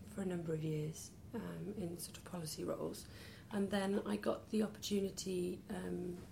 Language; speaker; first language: English; native; English